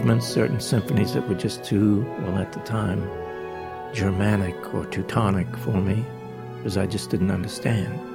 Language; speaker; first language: English; native; English